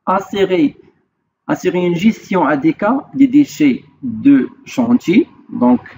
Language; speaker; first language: French; non-native, local second language; Arabic